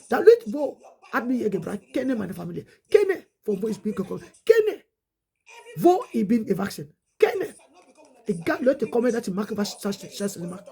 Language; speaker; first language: German; non-native, learner; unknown